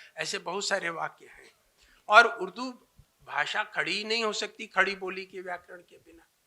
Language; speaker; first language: Hindi; native; Hindi